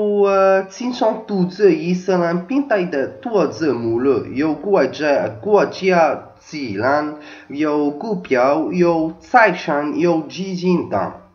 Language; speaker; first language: Chinese; non-native, learner; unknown